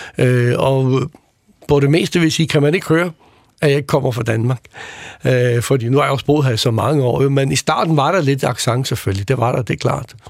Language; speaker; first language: Danish; early bilingual, other home language; Croatian